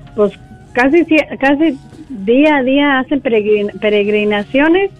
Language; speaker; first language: Spanish; native; Spanish